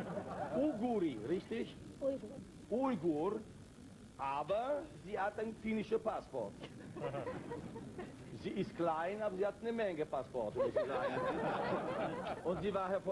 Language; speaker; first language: German; non-native, fluent; Italian